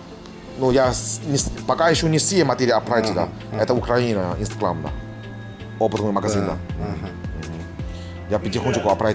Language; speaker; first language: Russian; non-native, learner; Chinese